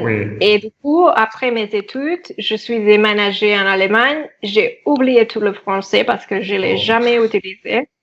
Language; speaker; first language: French; non-native, fluent; Catalan